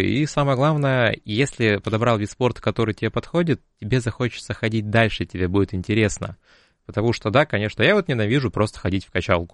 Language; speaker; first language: Russian; native; Russian